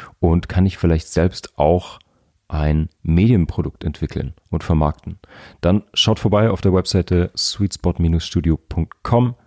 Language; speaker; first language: German; native; German